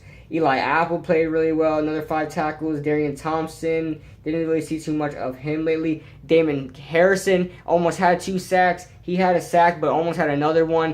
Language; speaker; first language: English; native; English